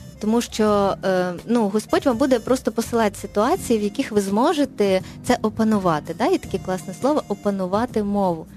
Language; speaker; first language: Ukrainian; non-native, local second language; Russian